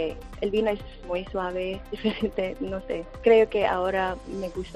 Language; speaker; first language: Spanish; non-native, fluent; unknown